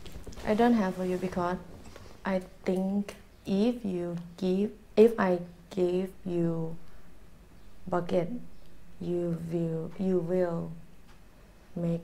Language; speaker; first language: English; non-native, learner; Thai